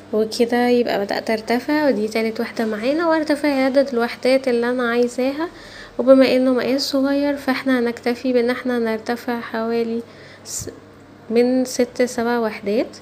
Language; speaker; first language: Arabic; native; Arabic